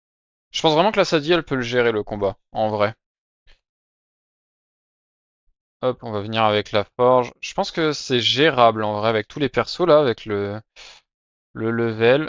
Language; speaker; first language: French; native; French